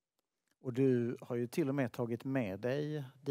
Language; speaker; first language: Swedish; native; Swedish